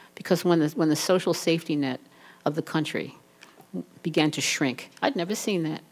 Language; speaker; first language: English; native; English